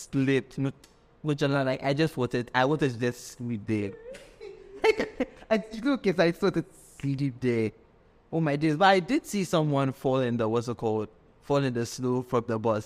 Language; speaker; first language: English; non-native, local second language; Akan